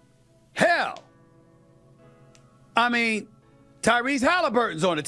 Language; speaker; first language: English; native; English